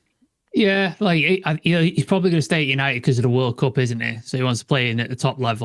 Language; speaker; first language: English; native; English